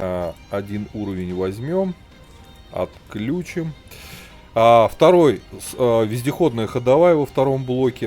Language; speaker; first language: Russian; native; Russian